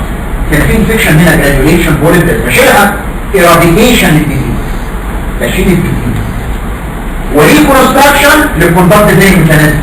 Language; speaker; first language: Arabic; native; Arabic